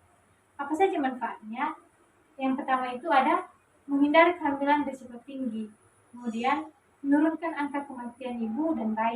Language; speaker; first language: Indonesian; native; Indonesian